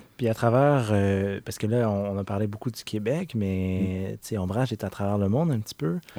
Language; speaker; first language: French; native; French